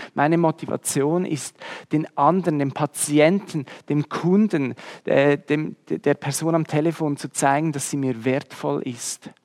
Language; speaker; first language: German; native; German